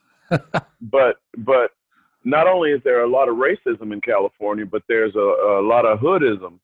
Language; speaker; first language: English; native; English